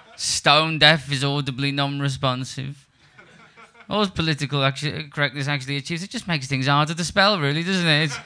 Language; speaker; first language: English; native; English